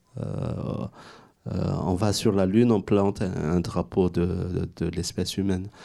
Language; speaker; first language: French; non-native, local second language; Malagasy